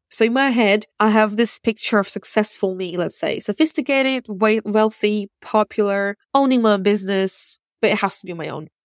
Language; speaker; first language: English; non-native, fluent; Russian